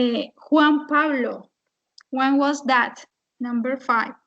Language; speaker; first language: English; non-native, fluent; Spanish